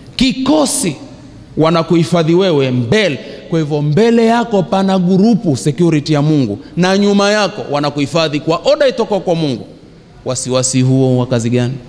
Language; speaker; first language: Swahili; native; Swahili